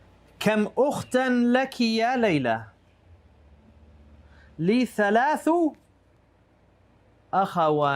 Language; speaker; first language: Arabic; non-native, fluent; English